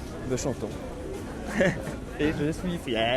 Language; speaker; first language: French; native; French